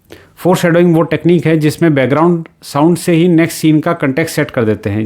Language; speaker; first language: Hindi; native; Hindi